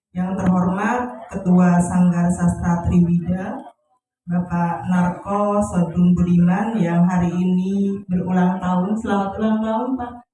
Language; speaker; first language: Indonesian; non-native, local second language; Sundanese